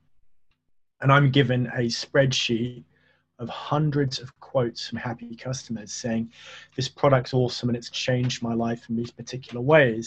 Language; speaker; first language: English; native; English